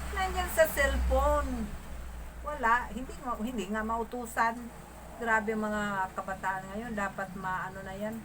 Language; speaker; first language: Filipino; non-native, local second language; Masbatenyo